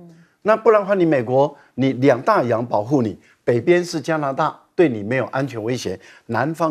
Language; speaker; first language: Chinese; native; Chinese